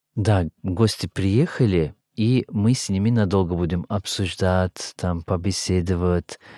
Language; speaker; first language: Russian; non-native, fluent; Turkish